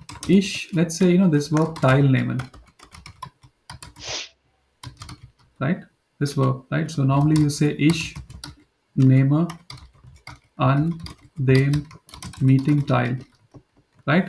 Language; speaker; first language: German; non-native, fluent; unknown